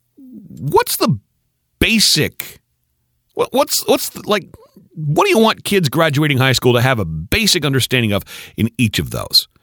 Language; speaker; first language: English; native; English